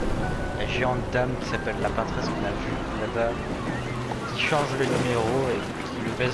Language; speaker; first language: French; native; French